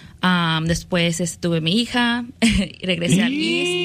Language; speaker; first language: Spanish; early bilingual, other home language; English